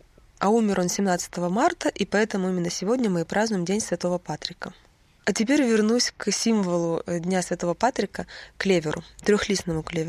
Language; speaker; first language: Russian; native; Russian